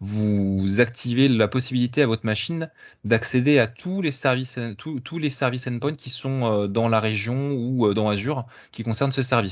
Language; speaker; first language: French; native; French